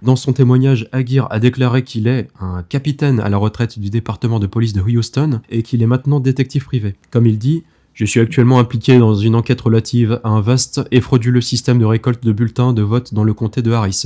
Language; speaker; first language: French; native; French